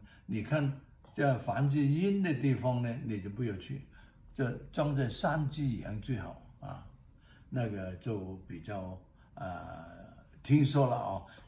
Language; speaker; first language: Chinese; non-native, local second language; Cantonese